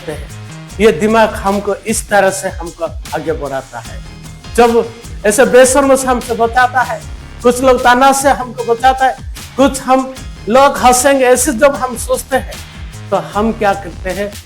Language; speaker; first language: Hindi; non-native, local second language; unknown